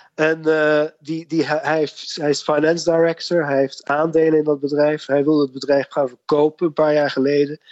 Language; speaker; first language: Dutch; native; Dutch